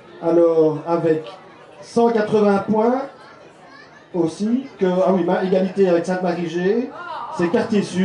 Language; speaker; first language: French; native; French